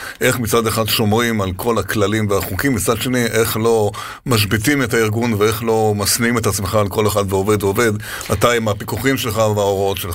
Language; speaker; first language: Hebrew; native; Hebrew